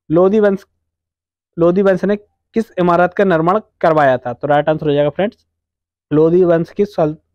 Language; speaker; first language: Hindi; native; Hindi